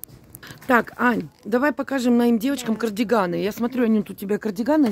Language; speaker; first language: Russian; native; Russian